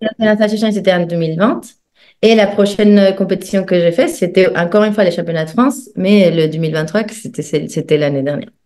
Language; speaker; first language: French; non-native, fluent; Spanish